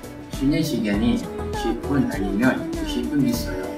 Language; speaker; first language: Korean; non-native, learner; Malay